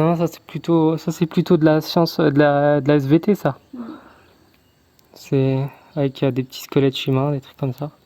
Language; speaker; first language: French; native; French